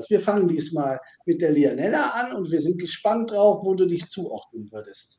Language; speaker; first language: German; native; German